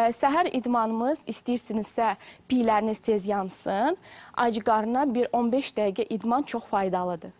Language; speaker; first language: Azerbaijani; non-native, fluent; Russian